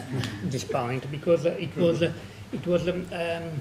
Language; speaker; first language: English; non-native, fluent; Italian